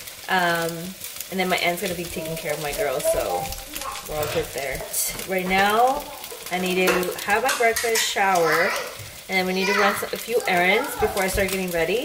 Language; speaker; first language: English; early bilingual, other home language; Spanish